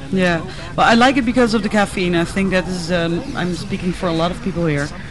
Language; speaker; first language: English; non-native, fluent; Dutch